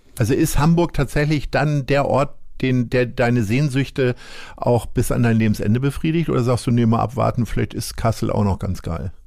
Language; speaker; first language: German; native; German